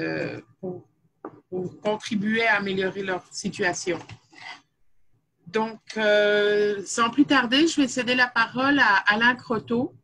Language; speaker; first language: French; native; French